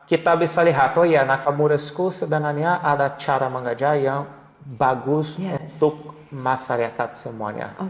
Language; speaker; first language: Indonesian; non-native, learner; Portuguese